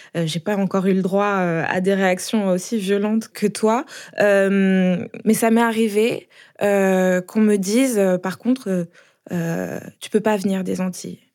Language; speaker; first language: French; native; French